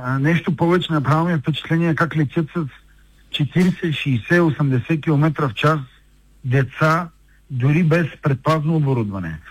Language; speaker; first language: Bulgarian; native; Bulgarian